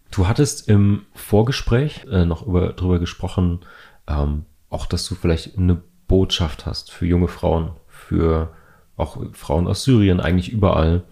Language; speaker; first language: German; native; German